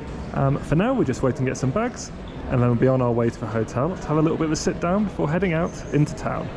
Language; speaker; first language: English; native; English